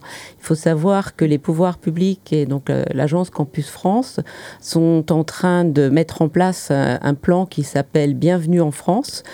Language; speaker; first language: French; native; French